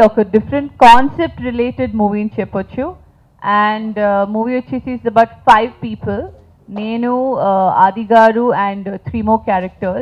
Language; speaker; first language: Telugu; non-native, fluent; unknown